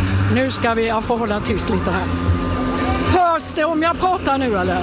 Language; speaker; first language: Swedish; native; Swedish